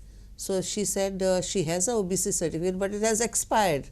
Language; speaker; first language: English; non-native, local second language; Konkani